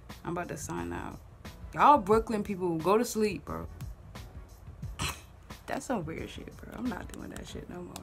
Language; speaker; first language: English; native; English